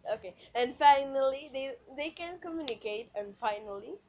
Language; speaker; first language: English; non-native, learner; Spanish